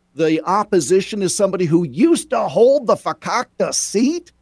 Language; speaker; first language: English; native; English